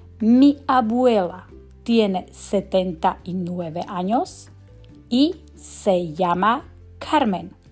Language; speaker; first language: Spanish; non-native, fluent; Slovak